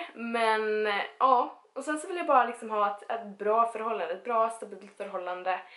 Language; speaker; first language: Swedish; early bilingual, other home language; Spanish